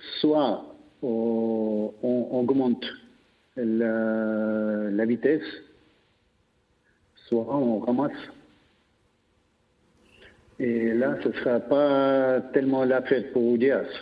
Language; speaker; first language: French; non-native, fluent; Russian